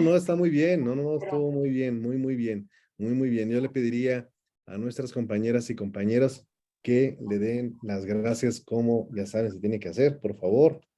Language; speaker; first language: Spanish; native; Spanish